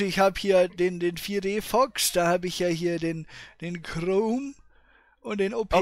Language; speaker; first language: German; native; German